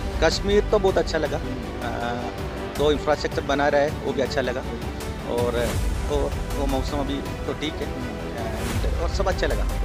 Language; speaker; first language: Hindi; non-native, local second language; Malayalam